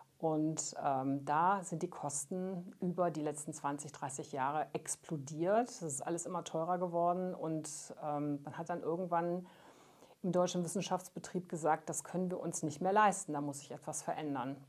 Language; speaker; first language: German; native; German